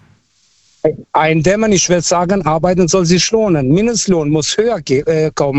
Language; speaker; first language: German; non-native, fluent; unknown